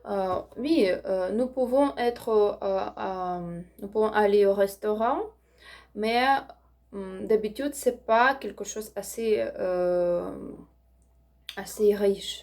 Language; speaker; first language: French; non-native, learner; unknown